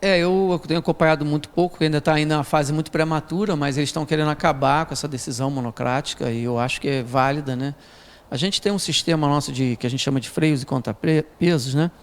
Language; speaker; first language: Portuguese; native; Portuguese